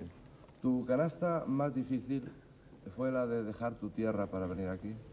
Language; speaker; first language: Spanish; native; Spanish